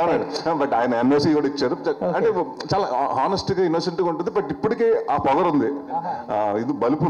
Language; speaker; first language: Telugu; native; Telugu